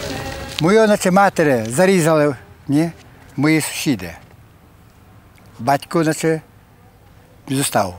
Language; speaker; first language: Polish; non-native, local second language; Ukrainian